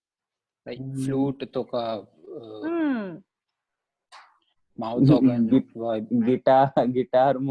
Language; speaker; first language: Japanese; non-native, learner; Hindi